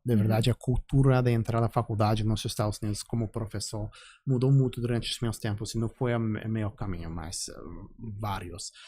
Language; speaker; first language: Portuguese; non-native, fluent; English